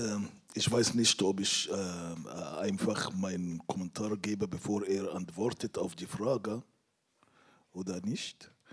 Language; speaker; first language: German; non-native, fluent; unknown